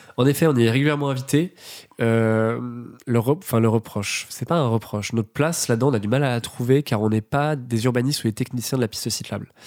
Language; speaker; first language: French; native; French